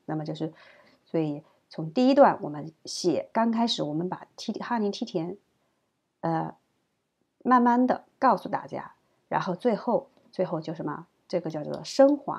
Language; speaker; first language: Chinese; native; Chinese